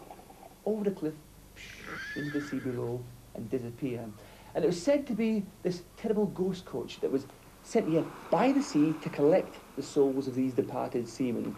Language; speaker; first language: English; native; English